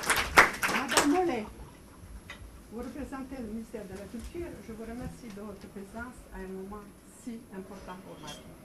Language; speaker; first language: French; non-native, fluent; Serbian